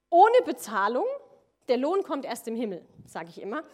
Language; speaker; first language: German; native; German